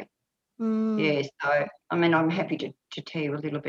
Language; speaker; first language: English; native; English